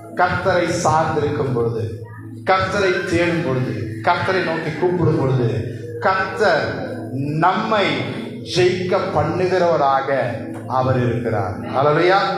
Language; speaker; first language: Tamil; non-native, local second language; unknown